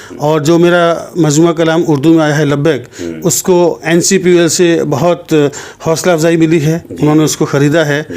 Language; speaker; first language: Hindi; native; Hindi